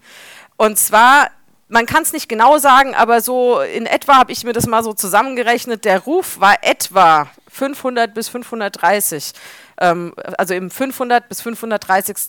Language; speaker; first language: German; native; German